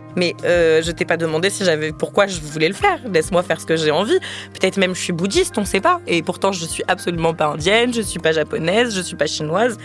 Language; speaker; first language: French; native; French